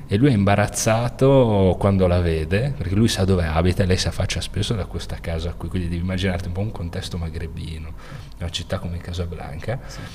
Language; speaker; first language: Italian; native; Italian